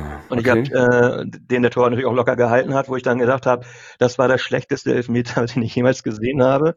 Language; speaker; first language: German; native; German